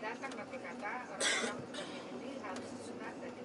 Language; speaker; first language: Indonesian; native; Indonesian